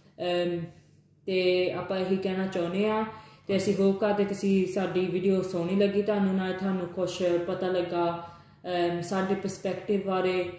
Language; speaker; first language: Punjabi; early bilingual, heritage; Punjabi